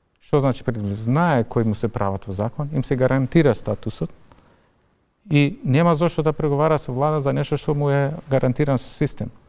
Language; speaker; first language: Macedonian; non-native, local second language; Albanian